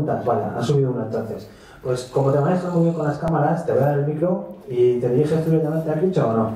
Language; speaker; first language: Spanish; native; Spanish